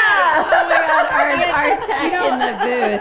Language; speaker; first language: English; native; English